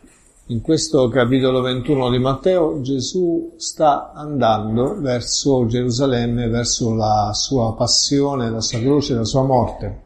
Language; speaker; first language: Italian; native; Italian